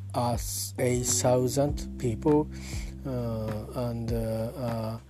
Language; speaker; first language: English; non-native, learner; Japanese